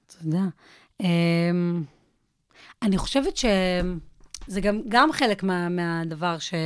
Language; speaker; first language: Hebrew; native; Hebrew